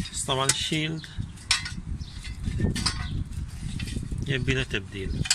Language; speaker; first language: Arabic; native; Arabic